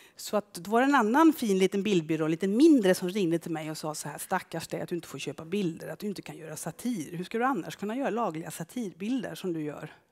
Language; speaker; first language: Swedish; native; Swedish